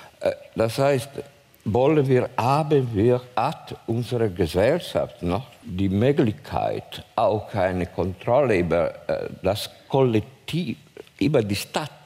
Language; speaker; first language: German; non-native, fluent; Italian